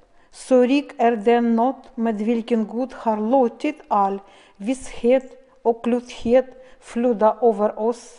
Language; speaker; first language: Swedish; non-native, fluent; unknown